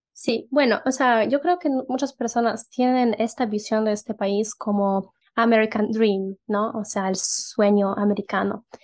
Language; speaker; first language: Spanish; non-native, fluent; Polish